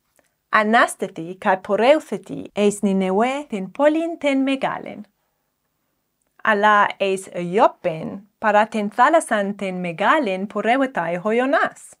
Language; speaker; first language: Greek; non-native, fluent; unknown